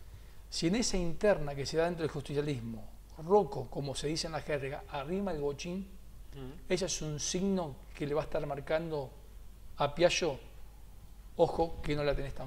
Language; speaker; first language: Spanish; native; Spanish